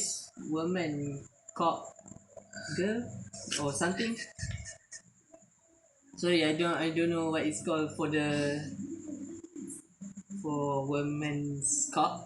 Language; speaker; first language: English; non-native, learner; Malay